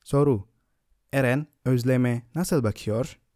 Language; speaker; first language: Turkish; non-native, fluent; Indonesian